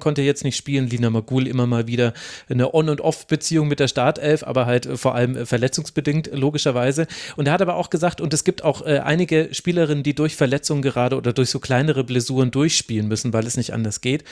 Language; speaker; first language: German; native; German